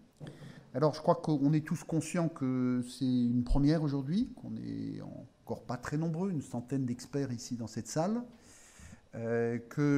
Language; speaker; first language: French; native; French